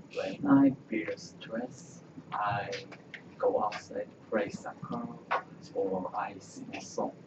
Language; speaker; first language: English; non-native, learner; Korean